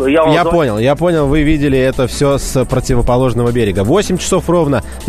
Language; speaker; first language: Russian; native; Russian